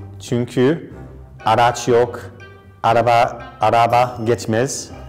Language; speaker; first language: Turkish; non-native, learner; English